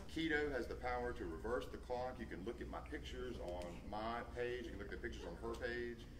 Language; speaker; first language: English; native; English